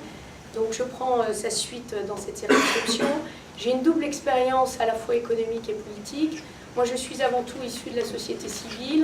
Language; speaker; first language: French; native; French